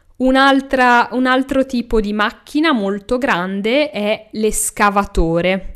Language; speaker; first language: Italian; native; Italian